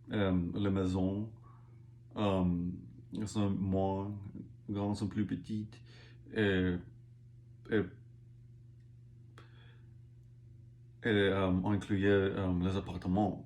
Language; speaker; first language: French; non-native, learner; English